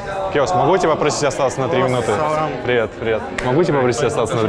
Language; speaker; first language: Russian; native; Russian